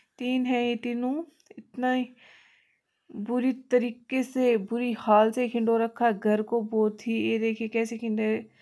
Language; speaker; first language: Hindi; native; Hindi